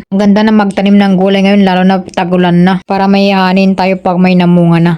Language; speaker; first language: Filipino; non-native, local second language; Iloko